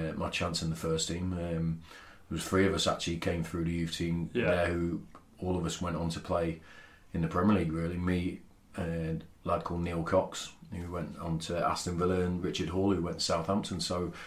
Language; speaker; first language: English; native; English